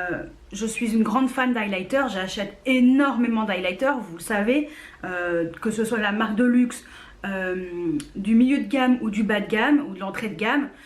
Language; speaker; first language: French; native; French